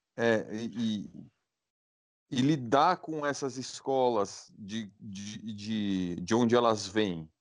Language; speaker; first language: Portuguese; native; Portuguese